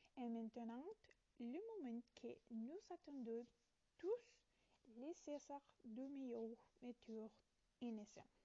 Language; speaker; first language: French; non-native, learner; Italian